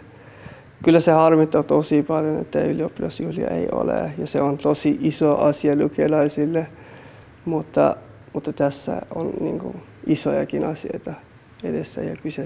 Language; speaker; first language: Finnish; non-native, fluent; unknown